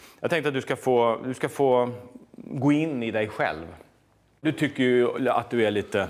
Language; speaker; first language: Swedish; native; Swedish